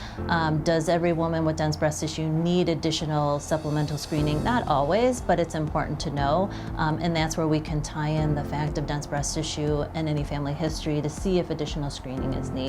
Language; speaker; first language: English; native; English